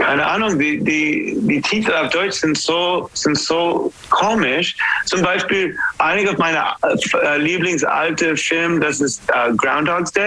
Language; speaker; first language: German; non-native, learner; English